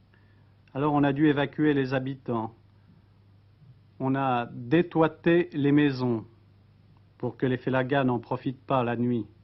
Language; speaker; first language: French; native; French